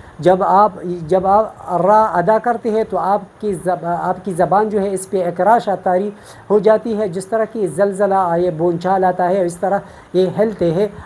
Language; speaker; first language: Urdu; non-native, local second language; Pashto